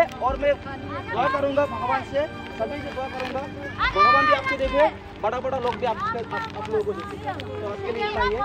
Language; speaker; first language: Hindi; non-native, local second language; Assamese